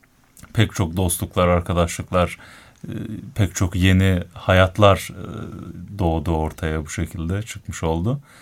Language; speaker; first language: Turkish; native; Turkish